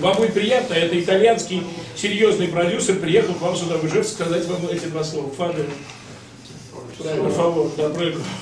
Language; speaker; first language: Russian; native; Russian